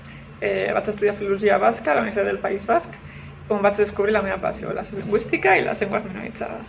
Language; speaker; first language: Catalan; non-native, local second language; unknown